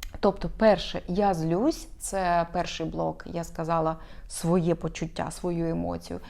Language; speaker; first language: Ukrainian; non-native, local second language; Russian